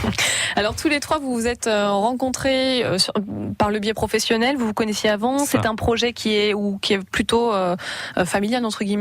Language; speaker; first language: French; native; French